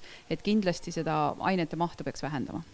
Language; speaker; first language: Estonian; native; Estonian